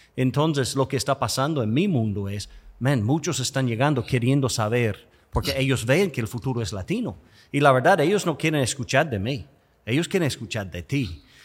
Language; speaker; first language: Spanish; non-native, fluent; English